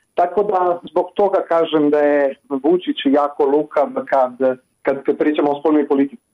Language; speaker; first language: Croatian; non-native, fluent; Italian